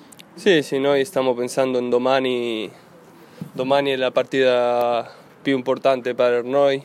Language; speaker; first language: Italian; non-native, learner; Spanish